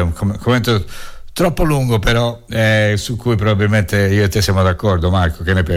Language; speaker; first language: Italian; native; Italian